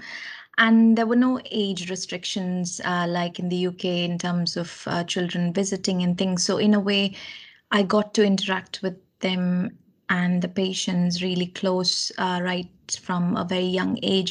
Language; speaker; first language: English; non-native, local second language; Malayalam